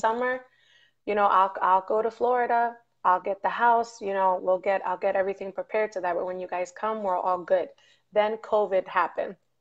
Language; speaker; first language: English; early bilingual, other home language; Spanish